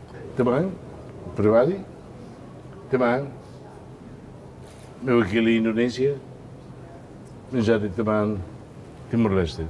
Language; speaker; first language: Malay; non-native, fluent; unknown